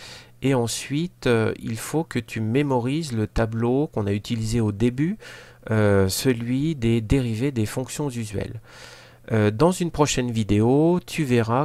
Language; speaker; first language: French; native; French